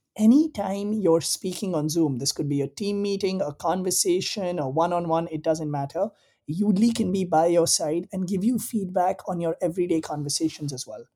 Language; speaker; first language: English; non-native, local second language; Hindi